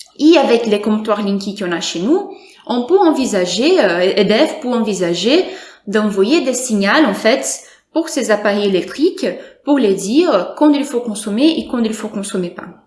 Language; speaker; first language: French; non-native, fluent; Portuguese